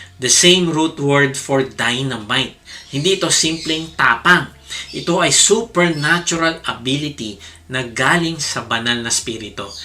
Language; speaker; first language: Filipino; native; Filipino